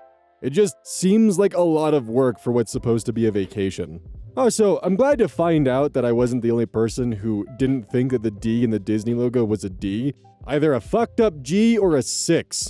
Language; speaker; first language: English; native; English